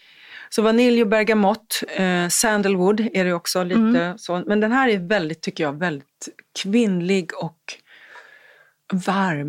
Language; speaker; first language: Swedish; native; Swedish